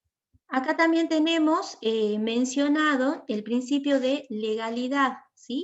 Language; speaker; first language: Spanish; native; Spanish